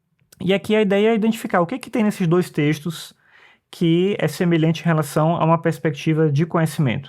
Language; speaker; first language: Portuguese; native; Portuguese